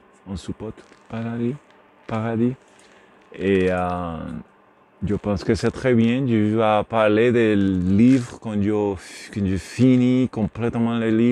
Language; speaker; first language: French; non-native, learner; Spanish